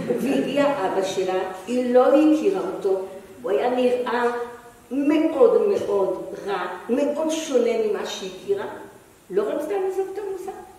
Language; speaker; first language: Hebrew; native; Hebrew